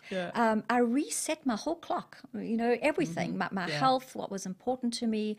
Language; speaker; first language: English; native; English